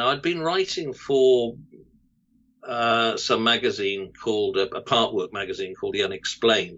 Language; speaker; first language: English; native; English